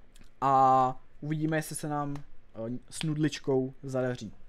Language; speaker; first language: Czech; native; Czech